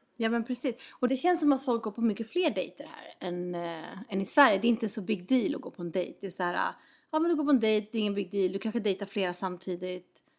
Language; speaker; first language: Swedish; native; Swedish